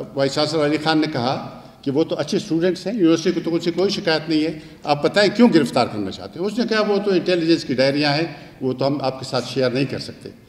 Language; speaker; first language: Urdu; non-native, local second language; Pashto